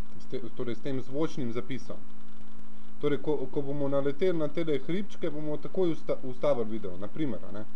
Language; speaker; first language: Slovenian; early bilingual, other home language; Bosnian